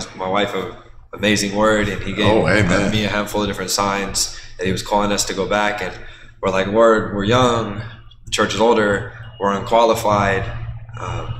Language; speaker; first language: English; native; English